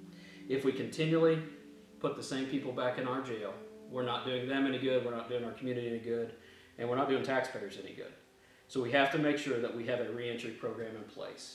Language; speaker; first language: English; native; English